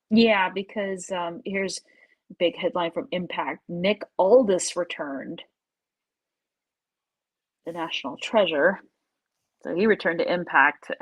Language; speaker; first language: English; native; English